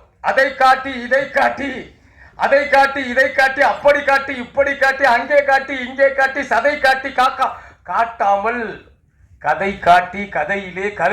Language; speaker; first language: Tamil; native; Tamil